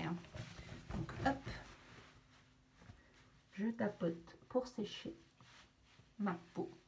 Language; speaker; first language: French; native; French